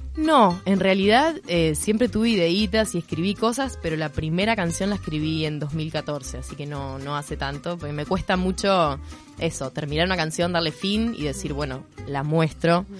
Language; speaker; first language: Spanish; native; Spanish